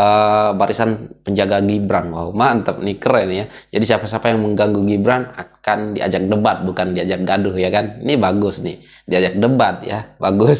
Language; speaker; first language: Indonesian; native; Indonesian